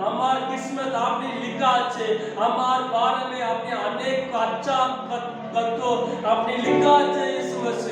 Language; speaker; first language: Bangla; non-native, learner; Hindi